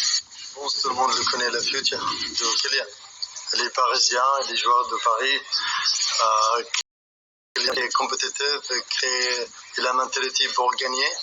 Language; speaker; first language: French; non-native, learner; Arabic